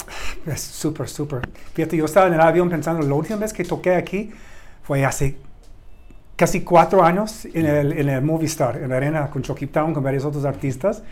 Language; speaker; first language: Spanish; non-native, learner; English